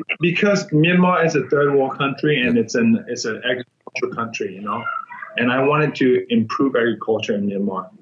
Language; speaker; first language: English; non-native, fluent; Burmese